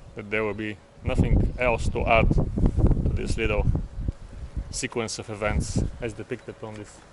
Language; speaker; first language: English; non-native, fluent; Bulgarian